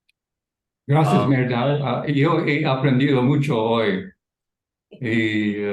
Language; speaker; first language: Spanish; non-native, fluent; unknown